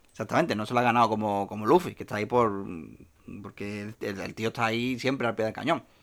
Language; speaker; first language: Spanish; native; Spanish